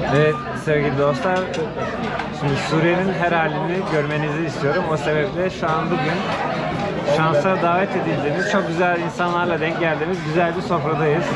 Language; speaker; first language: Turkish; native; Turkish